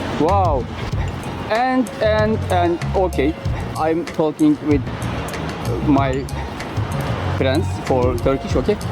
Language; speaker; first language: English; non-native, learner; Turkish